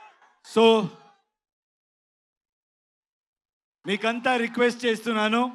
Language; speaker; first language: Telugu; non-native, learner; Kannada